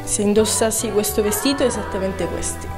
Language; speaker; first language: Italian; native; Italian